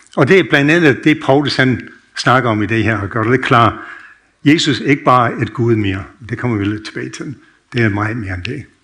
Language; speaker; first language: Danish; non-native, fluent; English